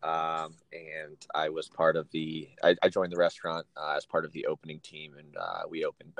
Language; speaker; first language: English; native; English